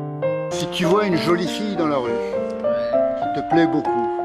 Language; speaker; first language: French; native; French